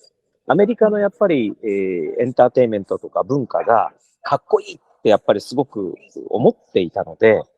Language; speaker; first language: Japanese; native; Japanese